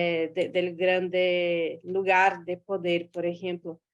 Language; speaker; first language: Spanish; non-native, fluent; Guarani